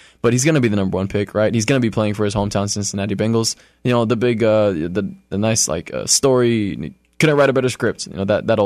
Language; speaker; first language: English; native; English